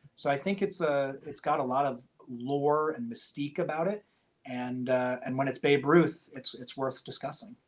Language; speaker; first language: English; native; English